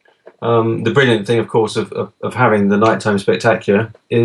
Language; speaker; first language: English; native; English